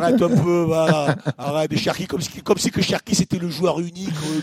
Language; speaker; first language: French; native; French